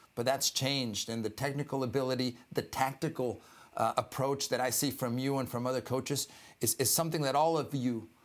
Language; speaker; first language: English; early bilingual, other home language; Spanish